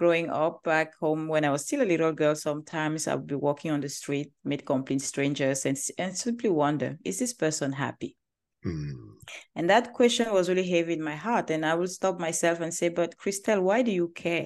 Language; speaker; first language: English; non-native, local second language; French